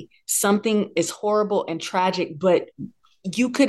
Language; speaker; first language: English; native; English